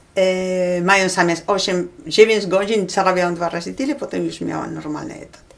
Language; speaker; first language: Polish; non-native, fluent; Spanish